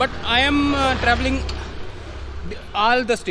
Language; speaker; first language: English; non-native, local second language; Dogri